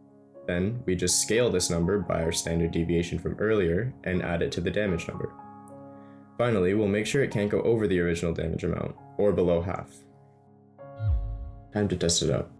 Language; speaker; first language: English; native; English